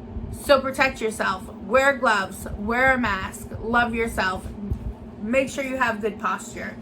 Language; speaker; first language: English; native; English